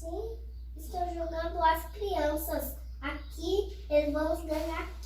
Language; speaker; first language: Portuguese; early bilingual, other home language; Haitian Creole